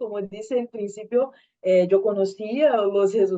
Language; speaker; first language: Spanish; non-native, learner; Portuguese